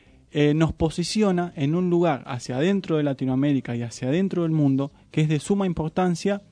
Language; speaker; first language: Spanish; native; Spanish